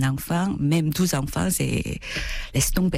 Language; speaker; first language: French; non-native, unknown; Korean